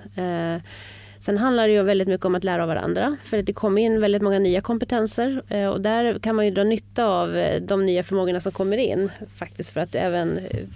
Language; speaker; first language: Swedish; native; Swedish